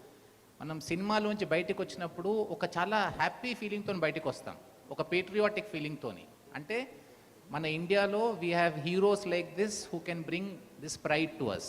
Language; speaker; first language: Telugu; native; Telugu